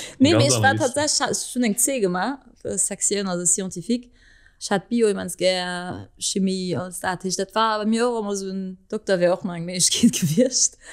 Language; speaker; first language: Luxembourgish; early bilingual, other home language; French